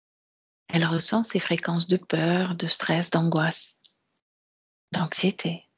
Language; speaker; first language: French; native; French